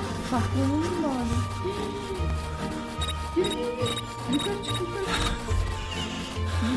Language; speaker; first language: Turkish; native; Turkish